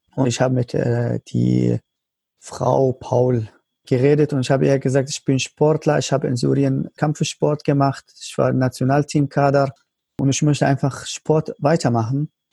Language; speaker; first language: German; non-native, learner; Arabic